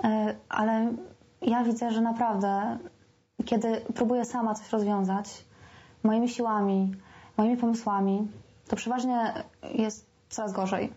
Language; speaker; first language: Polish; native; Polish